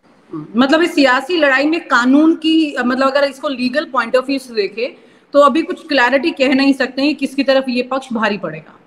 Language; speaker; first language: Hindi; native; Hindi